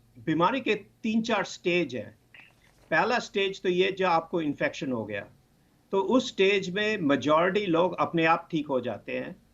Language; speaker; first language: Hindi; non-native, local second language; Bangla